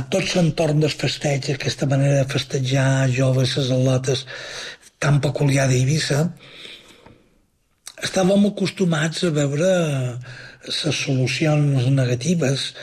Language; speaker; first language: Catalan; native; Catalan